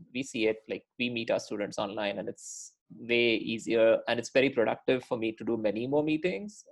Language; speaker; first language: English; non-native, local second language; Hindi